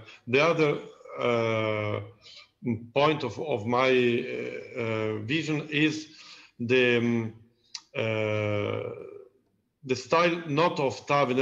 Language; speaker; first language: English; non-native, learner; Italian